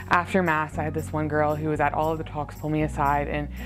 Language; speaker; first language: English; native; English